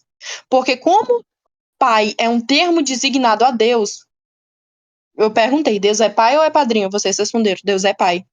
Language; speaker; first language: Portuguese; native; Portuguese